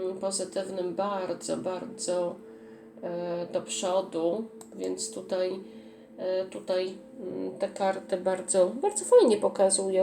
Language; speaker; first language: Polish; native; Polish